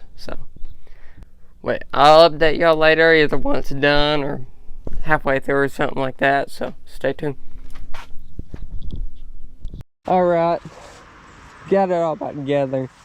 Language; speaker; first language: English; native; English